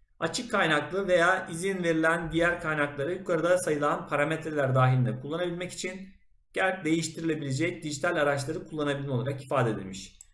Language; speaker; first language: Turkish; native; Turkish